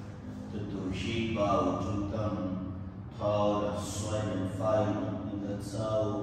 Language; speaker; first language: Vietnamese; non-native, learner; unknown